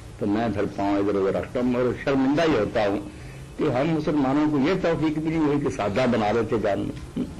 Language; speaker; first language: Urdu; non-native, local second language; Punjabi